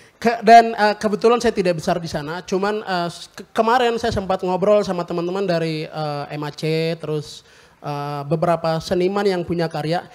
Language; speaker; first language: Indonesian; native; Indonesian